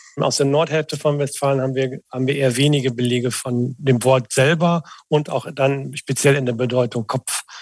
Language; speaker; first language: German; native; German